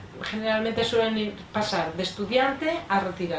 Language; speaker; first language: Spanish; native; Spanish